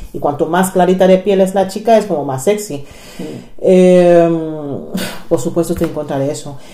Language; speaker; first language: Spanish; non-native, fluent; English